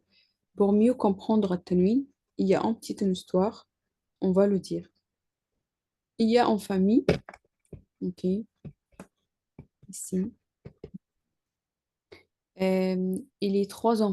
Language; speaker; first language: French; non-native, learner; Arabic